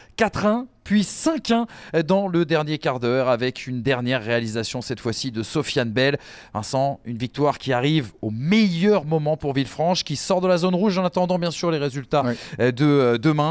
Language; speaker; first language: French; native; French